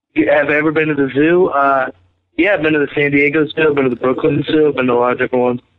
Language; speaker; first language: English; native; English